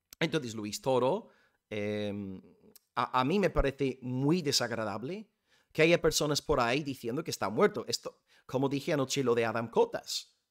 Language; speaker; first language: Spanish; non-native, fluent; English